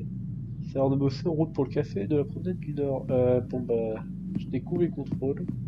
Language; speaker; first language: French; native; French